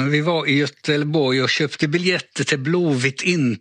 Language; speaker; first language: Swedish; native; Swedish